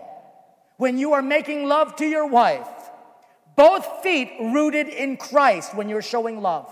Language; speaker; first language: English; native; English